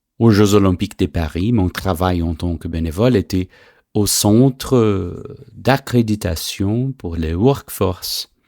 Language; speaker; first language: French; non-native, fluent; Portuguese